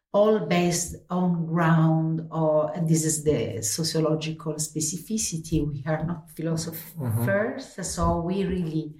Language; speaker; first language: English; non-native, fluent; Italian